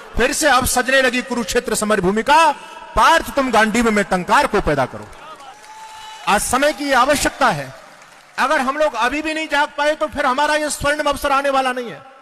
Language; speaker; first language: Hindi; native; Hindi